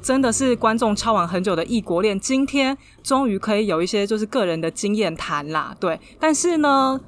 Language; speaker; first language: Chinese; native; Chinese